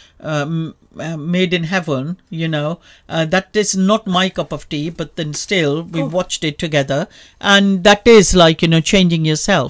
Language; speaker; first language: English; non-native, local second language; Punjabi